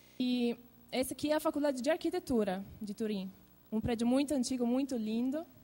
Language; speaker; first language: Portuguese; non-native, fluent; Italian